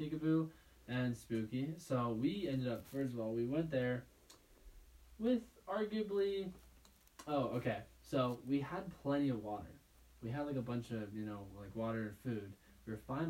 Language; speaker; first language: English; native; English